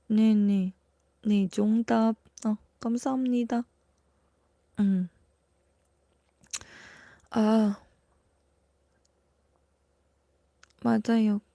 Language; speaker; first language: Korean; non-native, learner; Filipino